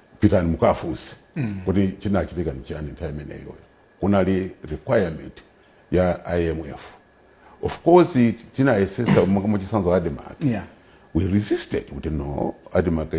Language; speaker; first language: Nyanja; non-native, local second language; Yao